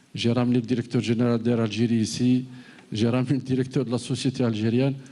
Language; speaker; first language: French; non-native, local second language; Arabic